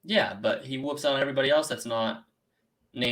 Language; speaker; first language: English; native; English